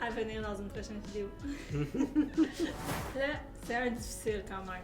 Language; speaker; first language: French; native; French